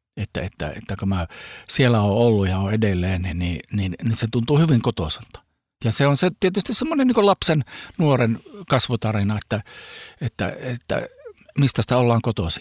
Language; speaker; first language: Finnish; early bilingual, heritage; Finnish